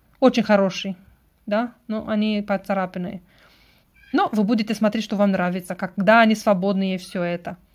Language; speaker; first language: Russian; non-native, learner; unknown